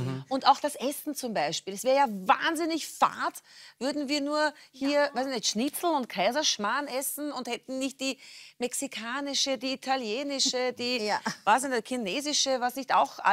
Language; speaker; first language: German; native; German